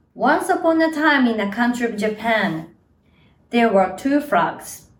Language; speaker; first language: English; non-native, fluent; Japanese